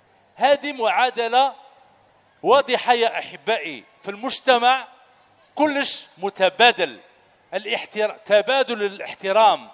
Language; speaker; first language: Arabic; native; Arabic